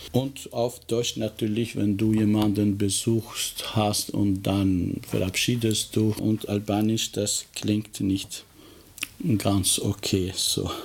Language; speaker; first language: German; non-native, fluent; Albanian